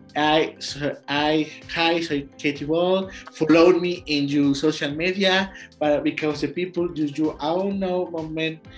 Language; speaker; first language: English; non-native, learner; Spanish